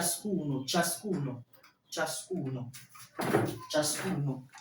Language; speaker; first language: Italian; non-native, fluent; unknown